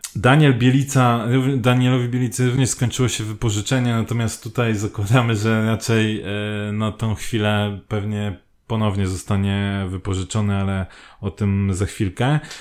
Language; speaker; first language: Polish; native; Polish